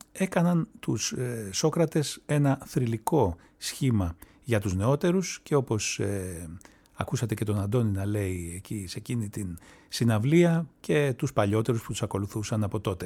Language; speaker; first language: Greek; native; Greek